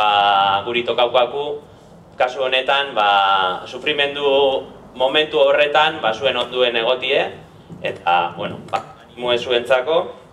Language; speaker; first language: Basque; native; Basque